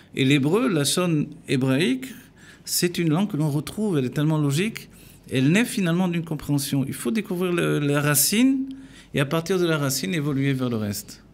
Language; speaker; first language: French; native; French